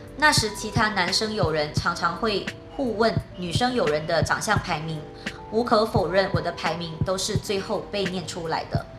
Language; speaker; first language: Chinese; native; Chinese